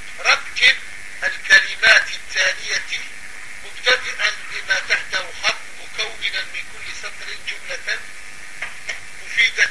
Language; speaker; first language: Arabic; non-native, fluent; French